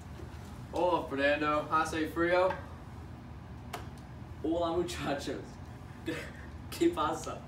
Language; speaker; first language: Spanish; non-native, learner; English